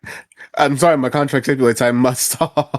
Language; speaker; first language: English; native; English